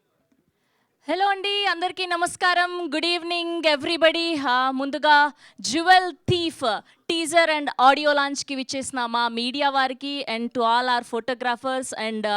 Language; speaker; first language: Telugu; native; Telugu